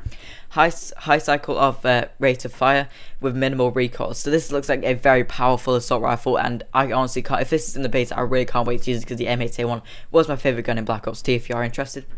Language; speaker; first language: English; native; English